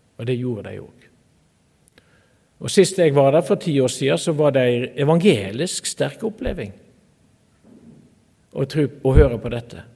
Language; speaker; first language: Norwegian; native; Norwegian